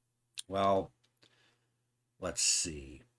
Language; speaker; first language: English; native; English